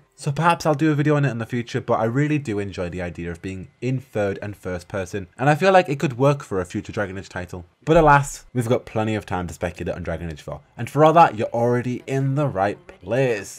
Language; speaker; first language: English; native; English